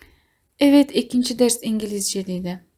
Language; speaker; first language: Turkish; non-native, fluent; Kazakh